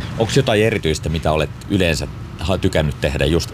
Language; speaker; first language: Finnish; native; Finnish